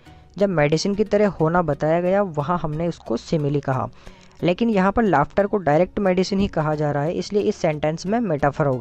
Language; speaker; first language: Hindi; native; Hindi